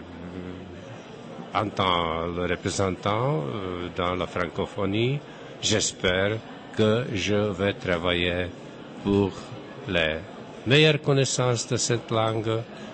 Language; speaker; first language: French; non-native, fluent; Czech